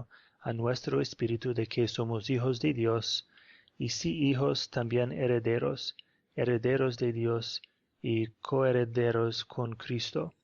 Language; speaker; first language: Spanish; non-native, fluent; English